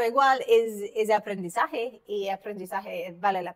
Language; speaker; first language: Spanish; non-native, fluent; English